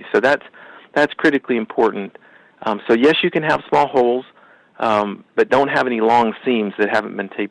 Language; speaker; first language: English; native; English